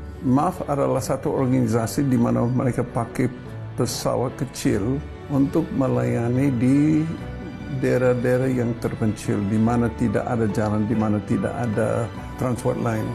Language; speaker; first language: Indonesian; non-native, fluent; English